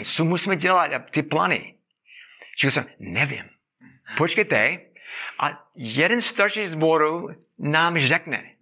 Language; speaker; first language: Czech; non-native, fluent; English